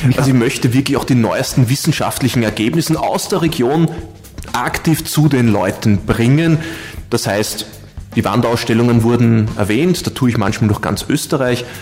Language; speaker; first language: German; native; German